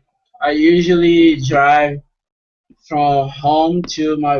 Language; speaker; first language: English; non-native, fluent; Portuguese